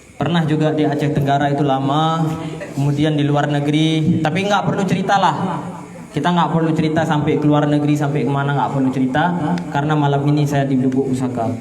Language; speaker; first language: Indonesian; non-native, local second language; Achinese